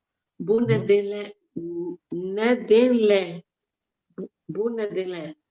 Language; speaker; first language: Turkish; non-native, learner; Spanish